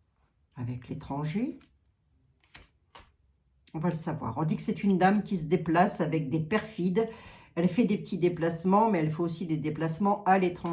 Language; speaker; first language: French; native; French